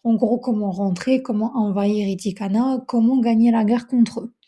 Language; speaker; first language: French; native; French